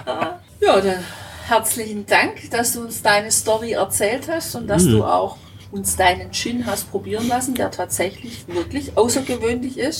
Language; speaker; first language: German; native; German